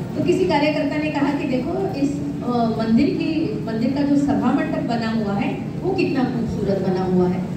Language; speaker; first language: Hindi; non-native, local second language; Marathi